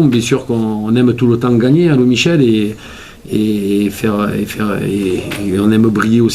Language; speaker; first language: French; native; French